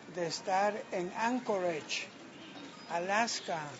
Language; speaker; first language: Spanish; native; Spanish